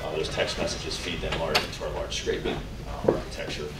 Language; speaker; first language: English; native; English